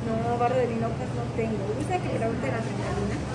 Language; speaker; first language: Spanish; native; Spanish